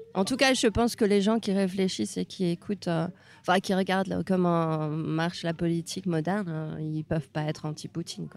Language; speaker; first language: French; non-native, fluent; Hungarian